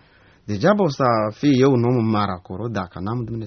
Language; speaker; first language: Romanian; non-native, learner; Rundi